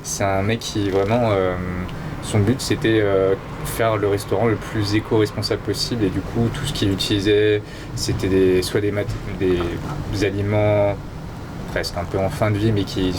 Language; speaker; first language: French; native; French